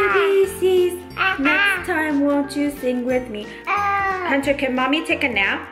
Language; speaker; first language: English; native; English